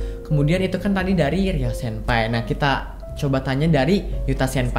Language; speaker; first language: Indonesian; native; Indonesian